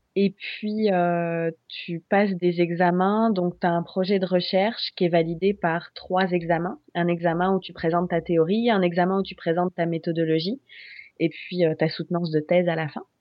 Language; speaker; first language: French; native; French